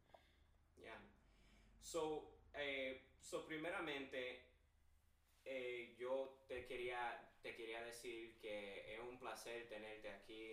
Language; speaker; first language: Spanish; early bilingual, heritage; English